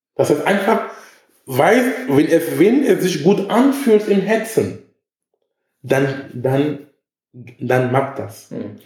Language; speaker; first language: German; non-native, fluent; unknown